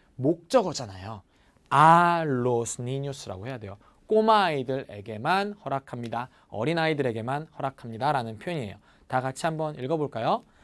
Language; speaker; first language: Korean; native; Korean